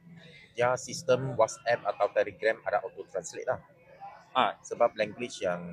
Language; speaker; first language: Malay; non-native, local second language; Chinese